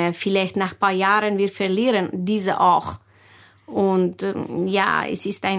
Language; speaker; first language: German; non-native, fluent; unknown